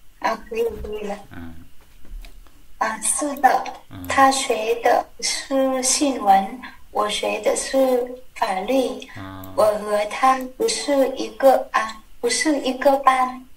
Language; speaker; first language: Chinese; non-native, learner; Vietnamese